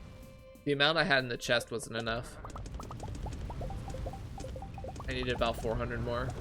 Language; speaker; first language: English; native; English